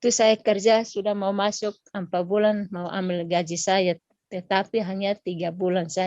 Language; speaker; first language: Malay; non-native, local second language; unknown